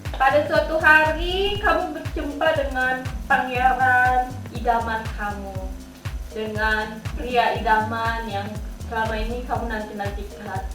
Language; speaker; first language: Indonesian; native; Indonesian